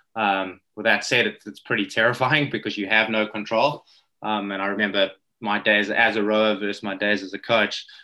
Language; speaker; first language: English; native; English